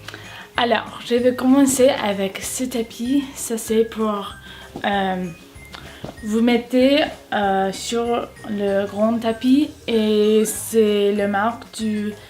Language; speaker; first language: French; non-native, learner; English